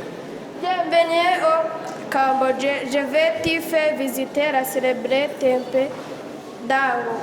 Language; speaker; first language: French; non-native, learner; Kinyarwanda